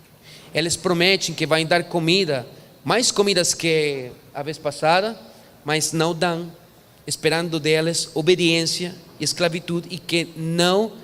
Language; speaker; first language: Portuguese; non-native, fluent; Spanish